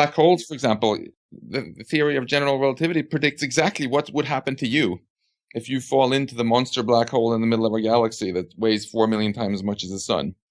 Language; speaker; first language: English; non-native, fluent; Swedish